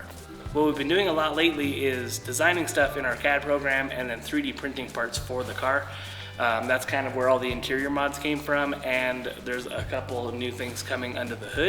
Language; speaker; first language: English; native; English